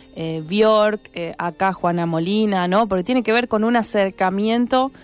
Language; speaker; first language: Spanish; native; Spanish